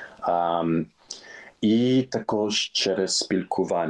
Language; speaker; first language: Ukrainian; non-native, learner; English